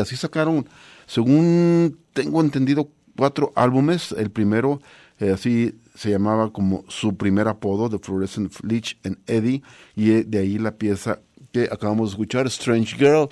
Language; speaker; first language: Spanish; native; Spanish